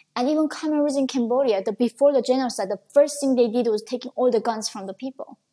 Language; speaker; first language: English; non-native, fluent; Korean